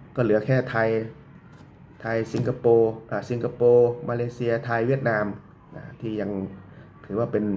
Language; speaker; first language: Thai; native; Thai